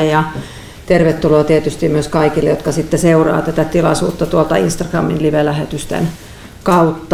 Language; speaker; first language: Finnish; native; Finnish